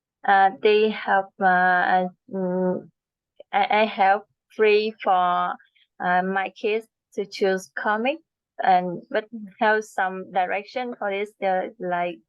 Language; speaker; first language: English; non-native, learner; Vietnamese